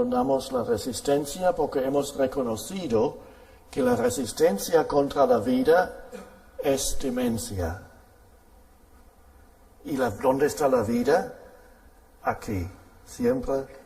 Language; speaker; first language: Spanish; non-native, fluent; German